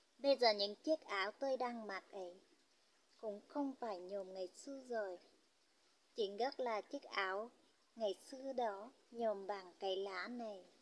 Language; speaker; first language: Vietnamese; non-native, local second language; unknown